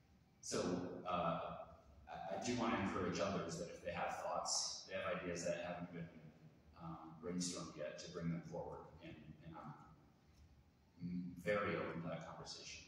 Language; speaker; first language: English; native; English